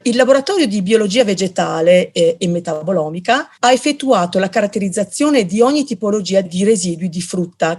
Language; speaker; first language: Italian; native; Italian